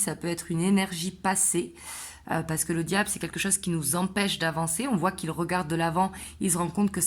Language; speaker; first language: French; native; French